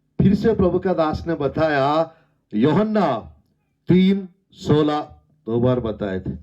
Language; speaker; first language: Hindi; non-native, local second language; Telugu